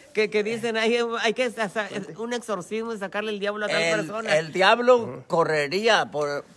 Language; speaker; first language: Spanish; native; Spanish